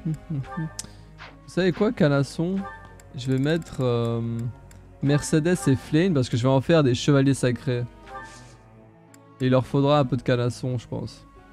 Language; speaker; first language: French; native; French